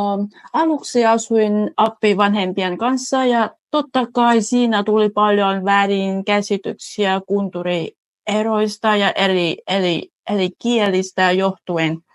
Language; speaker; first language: Finnish; non-native, fluent; Vietnamese